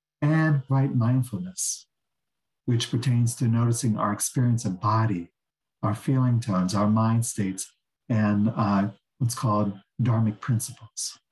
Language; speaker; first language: English; native; English